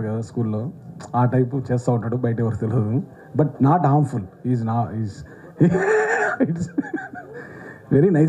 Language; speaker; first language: Telugu; native; Telugu